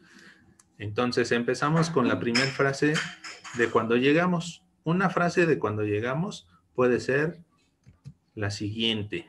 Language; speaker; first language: Spanish; native; Spanish